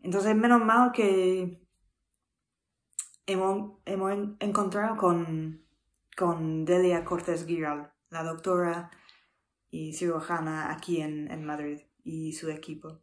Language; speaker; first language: Spanish; non-native, learner; English